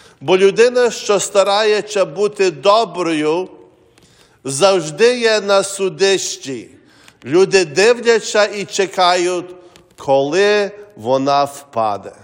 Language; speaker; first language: Ukrainian; early bilingual, heritage; Ukrainian